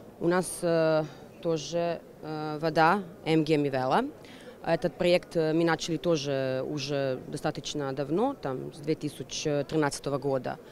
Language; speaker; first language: Russian; non-native, fluent; Serbian